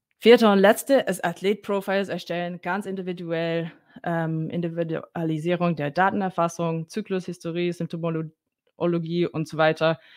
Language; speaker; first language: German; non-native, fluent; English